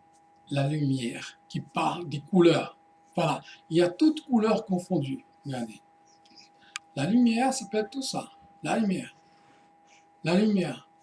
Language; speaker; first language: French; non-native, fluent; Portuguese